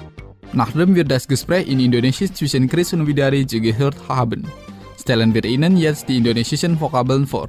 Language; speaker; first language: German; non-native, fluent; Indonesian